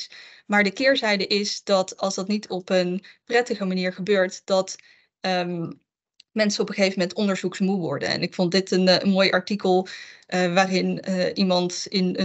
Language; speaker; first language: Dutch; native; Dutch